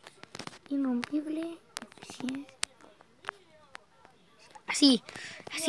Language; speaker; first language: Spanish; native; Spanish